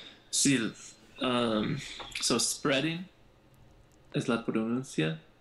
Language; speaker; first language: Spanish; non-native, learner; English